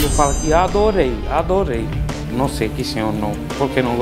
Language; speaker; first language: Portuguese; non-native, learner; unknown